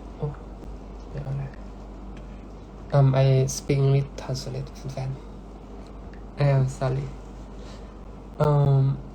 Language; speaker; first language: English; non-native, learner; Thai